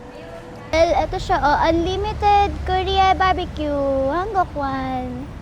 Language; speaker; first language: Filipino; native; Filipino